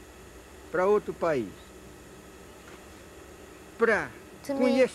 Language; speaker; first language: Portuguese; non-native, local second language; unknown